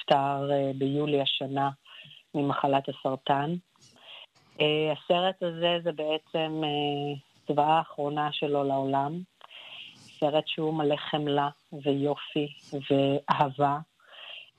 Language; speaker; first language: Hebrew; native; Hebrew